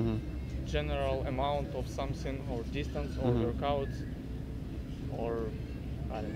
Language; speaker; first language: English; non-native, learner; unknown